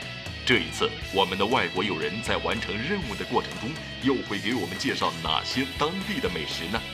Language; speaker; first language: Chinese; native; Chinese